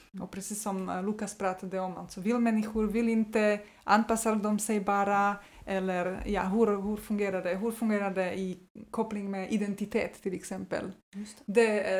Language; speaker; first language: Swedish; non-native, fluent; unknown